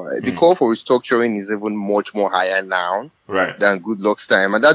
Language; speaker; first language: English; non-native, local second language; Yoruba